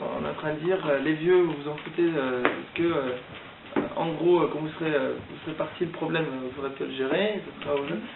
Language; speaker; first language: French; native; French